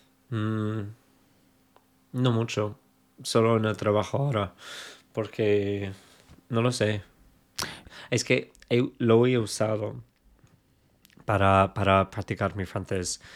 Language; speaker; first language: Spanish; non-native, fluent; English